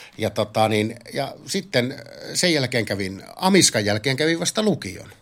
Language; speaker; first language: Finnish; native; Finnish